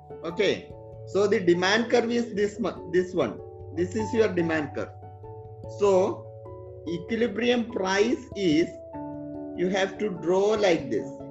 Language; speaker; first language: English; non-native, local second language; Malayalam